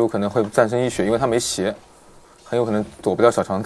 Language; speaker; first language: Chinese; native; Chinese